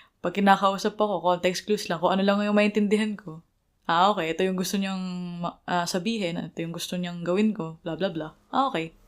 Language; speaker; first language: Filipino; native; Filipino